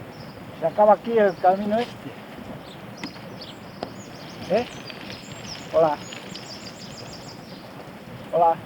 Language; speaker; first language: Spanish; non-native, local second language; Galician